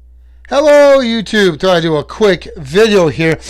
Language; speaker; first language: English; native; English